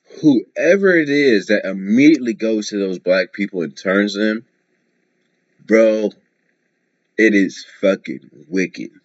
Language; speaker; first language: English; native; English